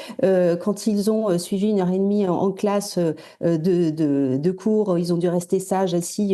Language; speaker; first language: French; native; French